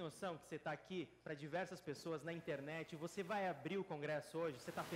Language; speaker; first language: Portuguese; native; Portuguese